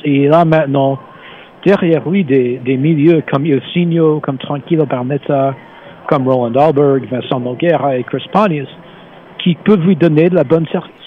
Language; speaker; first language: French; non-native, fluent; English